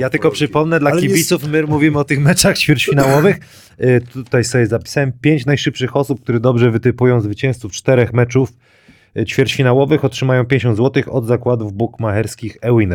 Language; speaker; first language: Polish; native; Polish